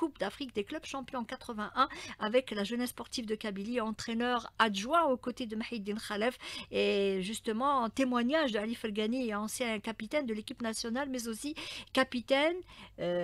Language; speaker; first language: French; non-native, local second language; Arabic